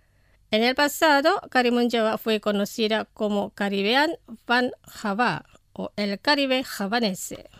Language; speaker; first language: Spanish; non-native, fluent; Indonesian